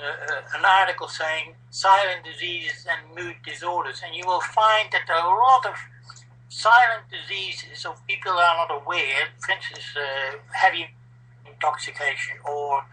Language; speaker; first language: English; non-native, fluent; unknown